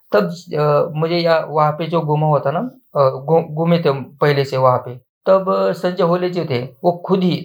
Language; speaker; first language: Hindi; non-native, local second language; Marathi